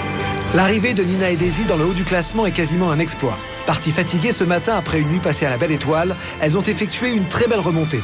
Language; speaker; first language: French; native; French